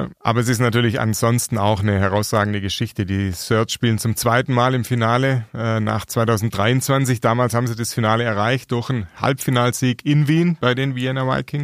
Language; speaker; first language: German; native; German